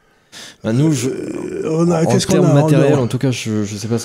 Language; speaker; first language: French; native; French